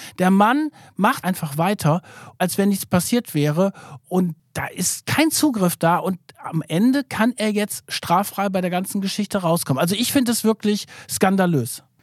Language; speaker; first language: German; early bilingual, other home language; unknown